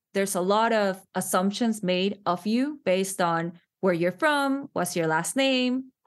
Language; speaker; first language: English; non-native, fluent; Spanish